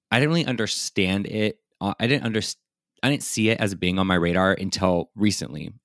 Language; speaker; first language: English; native; English